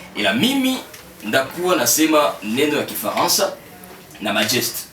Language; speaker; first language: Swahili; native; Swahili